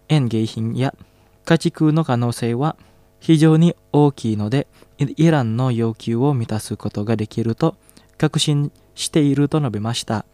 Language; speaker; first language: Japanese; non-native, fluent; Indonesian